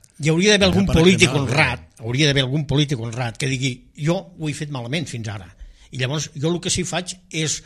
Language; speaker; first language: Catalan; non-native, local second language; Spanish